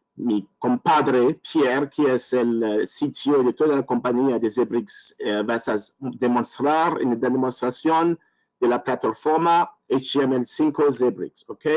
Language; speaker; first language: Spanish; non-native, learner; French